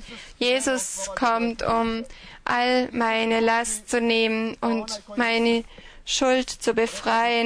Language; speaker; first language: German; non-native, fluent; Croatian